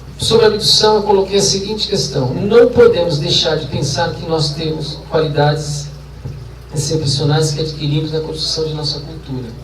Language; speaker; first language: Portuguese; native; Portuguese